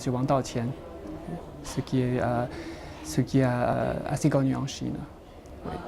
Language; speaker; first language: French; non-native, fluent; Chinese